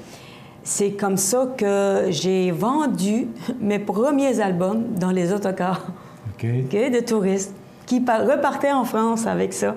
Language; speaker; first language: French; native; French